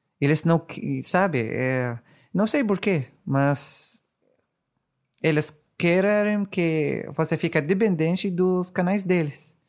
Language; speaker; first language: Portuguese; non-native, fluent; Arabic